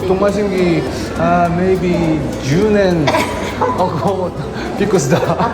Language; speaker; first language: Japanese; non-native, learner; Korean